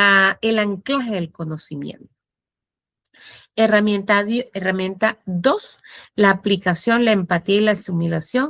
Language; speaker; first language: Spanish; native; Spanish